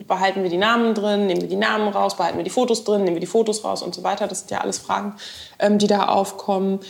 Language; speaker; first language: German; native; German